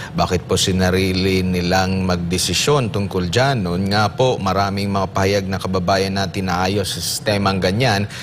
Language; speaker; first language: Filipino; native; Filipino